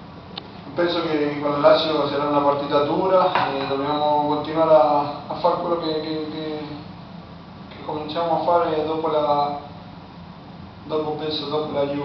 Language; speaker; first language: Italian; non-native, fluent; Spanish